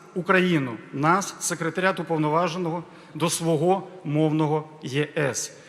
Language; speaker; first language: Ukrainian; native; Ukrainian